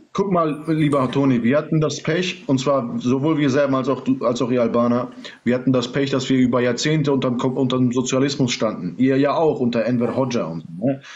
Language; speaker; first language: German; early bilingual, other home language; Serbian